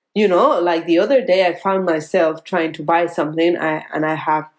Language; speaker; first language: English; non-native, fluent; Spanish